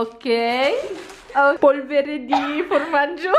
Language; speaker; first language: Italian; non-native, learner; Filipino